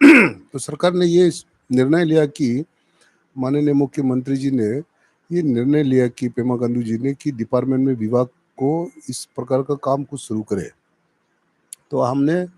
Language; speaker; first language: Hindi; non-native, local second language; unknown